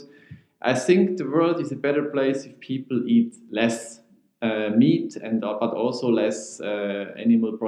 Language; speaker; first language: English; non-native, fluent; Swiss German